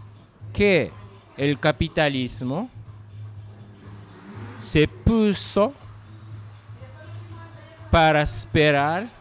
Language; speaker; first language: Spanish; non-native, learner; Japanese